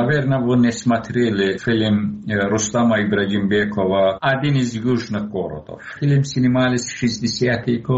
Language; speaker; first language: Russian; non-native, local second language; Azerbaijani